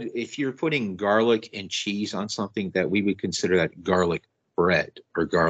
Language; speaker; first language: English; native; English